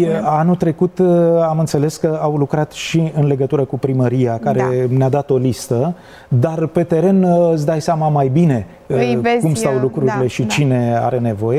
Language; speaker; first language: Romanian; native; Romanian